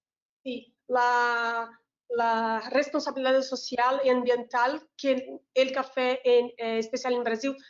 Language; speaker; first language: Spanish; non-native, learner; Portuguese